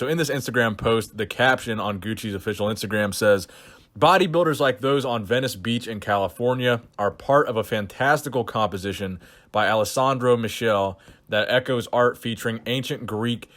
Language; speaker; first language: English; native; English